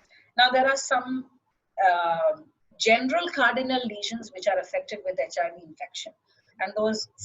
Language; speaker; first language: English; non-native, local second language; Malayalam